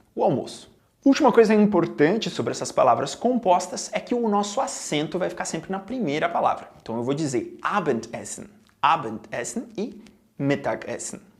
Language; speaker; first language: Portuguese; native; Portuguese